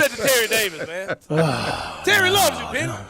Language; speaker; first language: English; native; English